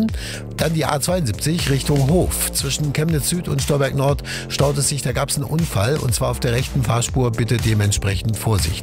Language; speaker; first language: German; native; German